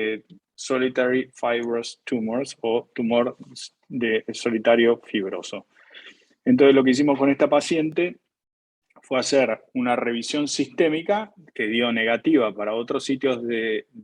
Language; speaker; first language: Spanish; native; Spanish